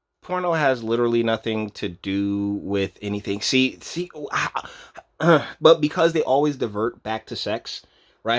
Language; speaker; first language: English; native; English